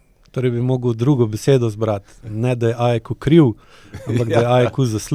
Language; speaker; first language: Slovenian; native; Slovenian